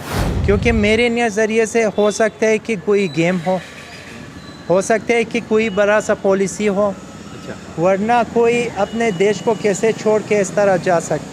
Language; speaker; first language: Hindi; non-native, learner; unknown